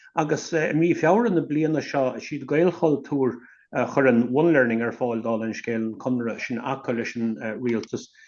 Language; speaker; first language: Irish; native; Irish